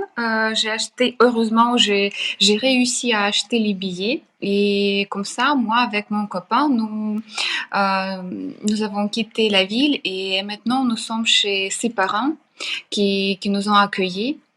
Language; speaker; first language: French; non-native, fluent; Ukrainian